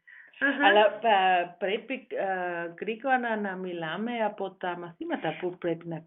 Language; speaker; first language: Greek; non-native, learner; German